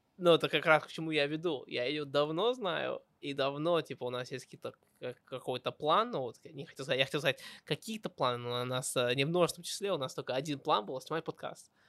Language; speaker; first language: Russian; early bilingual, heritage; Russian